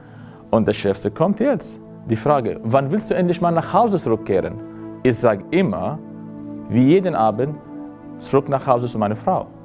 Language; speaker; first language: German; non-native, fluent; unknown